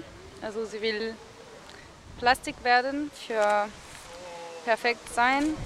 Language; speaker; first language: German; non-native, fluent; French